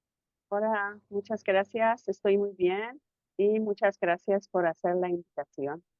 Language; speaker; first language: Spanish; non-native, fluent; Persian